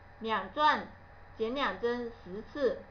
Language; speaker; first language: Chinese; native; Chinese